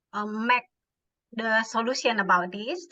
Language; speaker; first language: English; non-native, learner; Indonesian